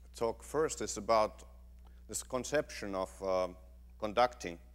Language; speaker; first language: English; non-native, fluent; Finnish